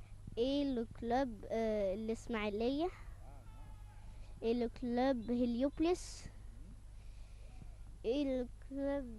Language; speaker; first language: French; non-native, local second language; Arabic